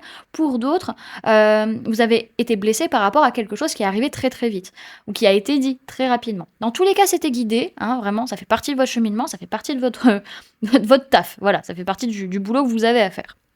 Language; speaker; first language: French; native; French